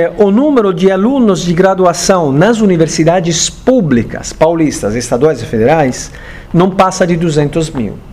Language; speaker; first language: Portuguese; non-native, fluent; Italian